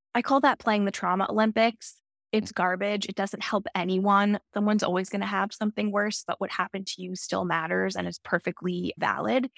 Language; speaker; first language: English; native; English